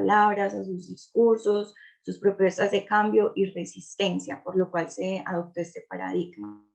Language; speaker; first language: Spanish; native; Spanish